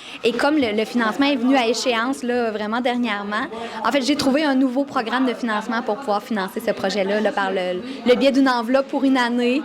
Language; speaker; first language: French; native; French